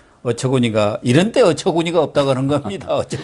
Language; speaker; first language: Korean; native; Korean